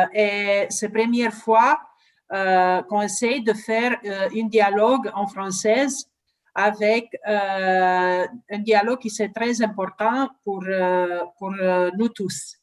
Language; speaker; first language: French; non-native, learner; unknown